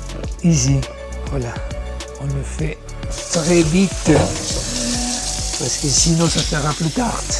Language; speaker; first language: French; non-native, learner; Spanish